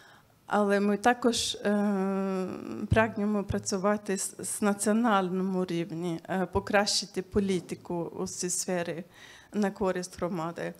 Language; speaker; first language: Ukrainian; non-native, fluent; Swedish